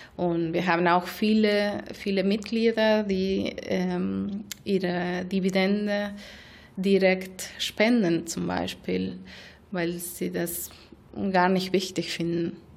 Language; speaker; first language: German; non-native, fluent; Spanish